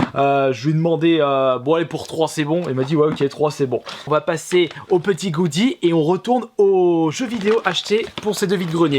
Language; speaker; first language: French; native; French